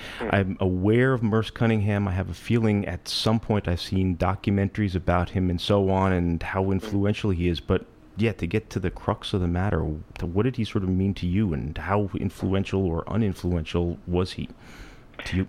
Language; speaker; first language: English; native; English